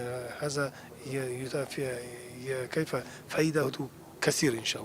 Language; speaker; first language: Arabic; non-native, learner; Kazakh